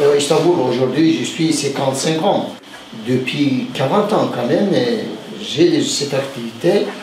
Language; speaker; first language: French; non-native, fluent; Turkish